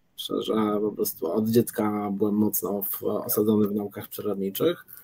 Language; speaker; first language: Polish; early bilingual, other home language; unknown